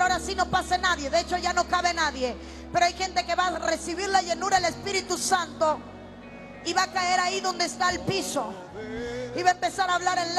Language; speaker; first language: Spanish; native; Spanish